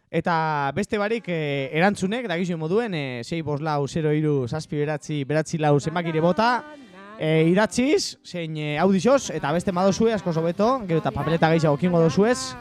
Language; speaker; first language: Basque; native; Basque